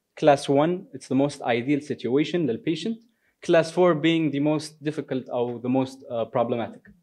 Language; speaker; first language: English; non-native, fluent; Arabic